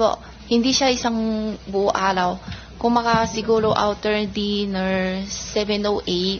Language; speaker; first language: Filipino; non-native, learner; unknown